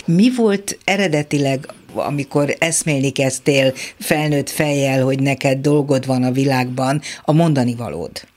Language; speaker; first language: Hungarian; native; Hungarian